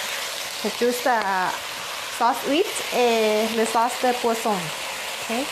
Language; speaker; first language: French; non-native, learner; Thai